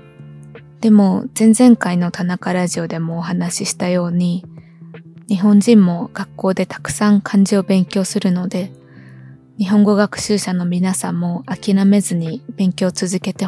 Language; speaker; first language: Japanese; native; Japanese